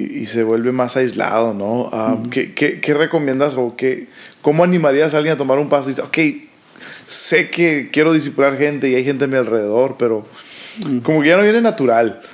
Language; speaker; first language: Spanish; early bilingual, other home language; English